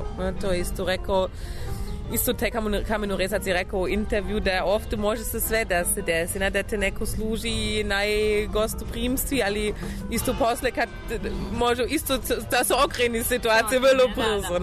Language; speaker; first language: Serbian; non-native, learner; German